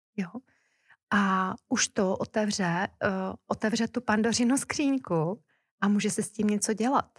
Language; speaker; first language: Czech; native; Czech